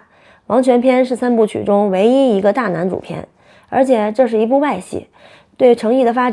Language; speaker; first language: Chinese; native; Chinese